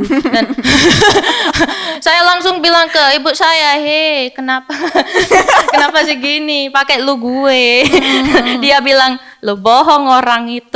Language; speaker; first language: Indonesian; early bilingual, heritage; English